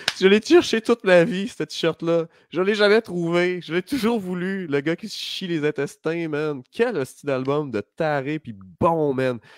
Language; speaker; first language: French; native; French